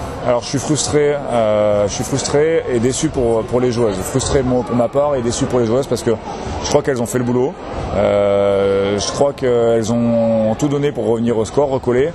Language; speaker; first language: French; native; French